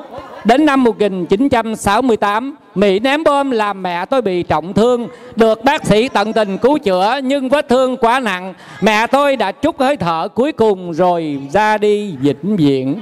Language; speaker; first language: Vietnamese; native; Vietnamese